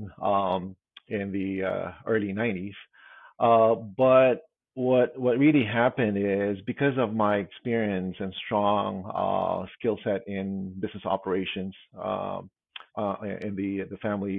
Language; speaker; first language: English; non-native, local second language; Filipino